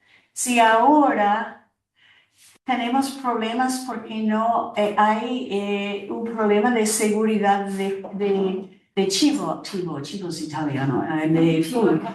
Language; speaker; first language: Spanish; non-native, fluent; English